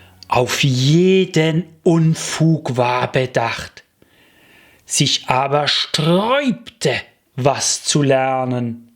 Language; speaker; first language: German; native; German